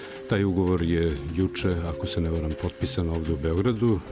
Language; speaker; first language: Serbian; native; Serbian